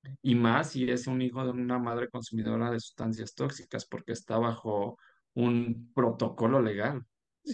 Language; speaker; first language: Spanish; native; Spanish